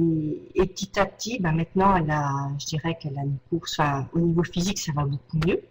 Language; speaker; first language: French; native; French